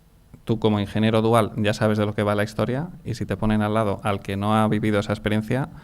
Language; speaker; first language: Spanish; native; Spanish